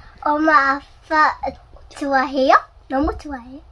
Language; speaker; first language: Korean; early bilingual, other home language; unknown